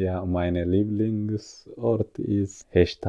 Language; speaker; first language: German; non-native, learner; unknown